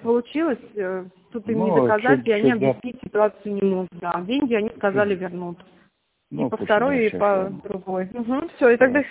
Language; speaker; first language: Russian; native; Russian